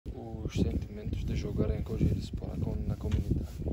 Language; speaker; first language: Portuguese; non-native, fluent; Turkish